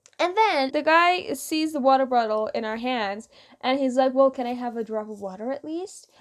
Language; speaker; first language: English; non-native, fluent; Persian